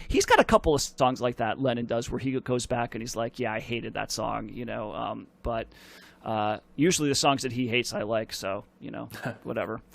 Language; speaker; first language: English; native; English